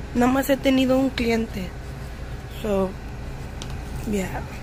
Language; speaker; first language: Spanish; early bilingual, heritage; Spanish